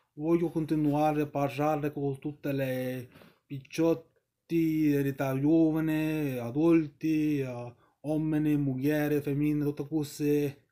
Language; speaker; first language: Italian; non-native, learner; English